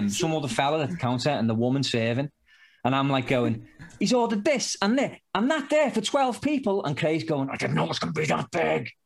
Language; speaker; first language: English; native; English